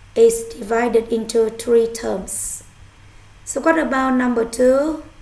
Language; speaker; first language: English; non-native, fluent; Vietnamese